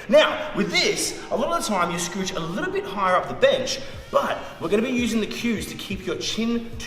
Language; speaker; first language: English; native; English